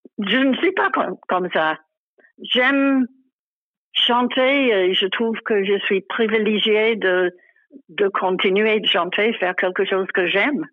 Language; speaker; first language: French; non-native, fluent; English